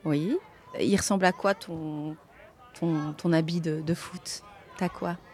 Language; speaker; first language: French; native; French